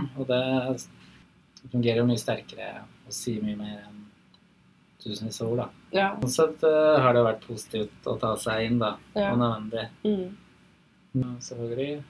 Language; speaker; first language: Norwegian; native; Norwegian